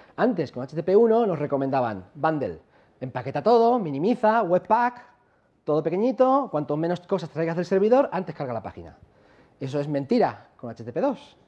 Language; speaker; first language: Spanish; native; Spanish